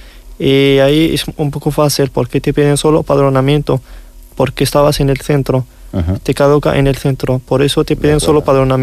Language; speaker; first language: Spanish; non-native, learner; Riffian